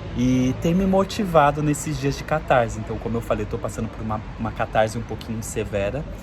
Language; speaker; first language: Portuguese; native; Portuguese